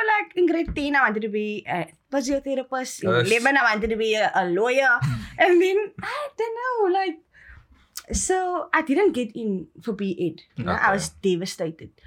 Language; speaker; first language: English; native; English